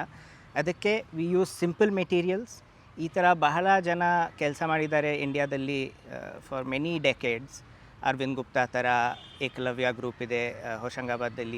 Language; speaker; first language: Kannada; non-native, local second language; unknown